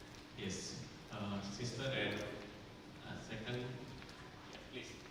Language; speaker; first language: English; non-native, fluent; Indonesian